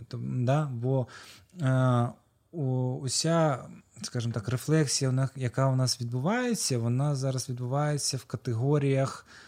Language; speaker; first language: Ukrainian; non-native, local second language; Russian